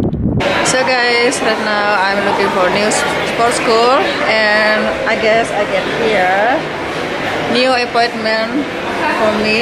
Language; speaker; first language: English; non-native, learner; Indonesian